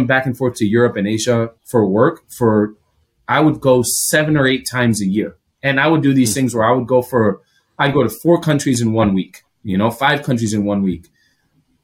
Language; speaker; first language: English; non-native, fluent; Greek